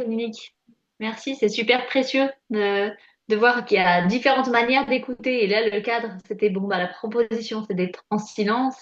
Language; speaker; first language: French; native; French